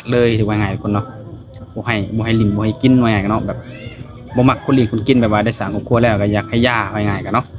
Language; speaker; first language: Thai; non-native, local second language; Northeastern Thai